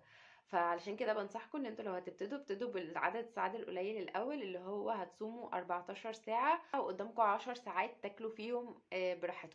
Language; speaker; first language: Arabic; native; Arabic